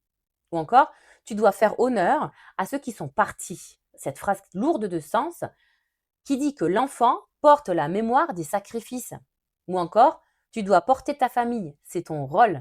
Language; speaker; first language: French; native; French